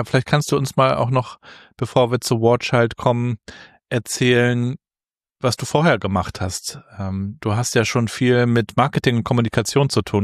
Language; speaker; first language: German; native; German